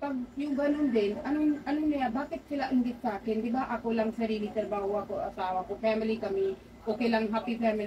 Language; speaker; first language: Filipino; non-native, learner; Punjabi